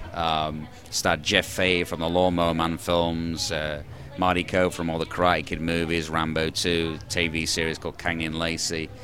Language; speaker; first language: English; native; English